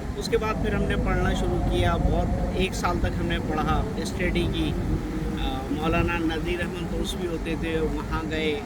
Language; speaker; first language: Urdu; native; Urdu